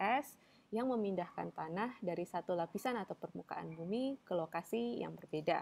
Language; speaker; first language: Indonesian; native; Indonesian